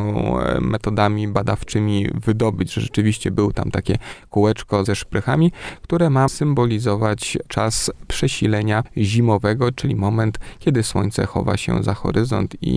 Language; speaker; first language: Polish; native; Polish